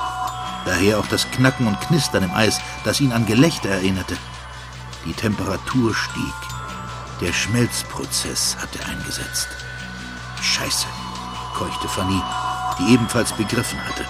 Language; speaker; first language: German; native; German